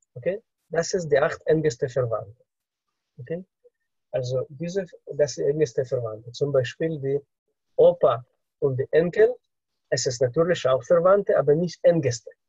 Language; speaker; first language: German; non-native, fluent; Russian